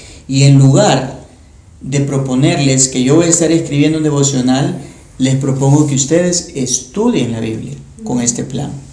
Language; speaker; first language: Spanish; native; Spanish